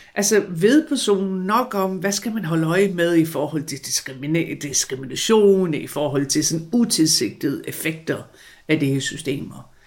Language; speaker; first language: Danish; non-native, fluent; English